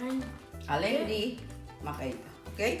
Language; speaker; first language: Dutch; non-native, learner; Indonesian